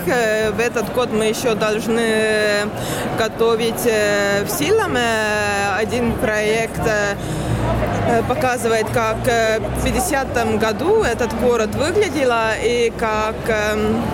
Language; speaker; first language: Russian; non-native, learner; Estonian